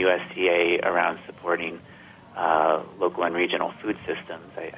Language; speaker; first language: English; native; English